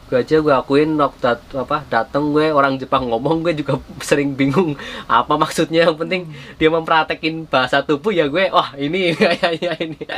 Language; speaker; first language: Indonesian; native; Indonesian